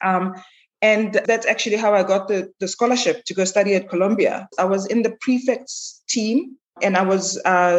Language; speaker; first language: English; non-native, local second language; Zulu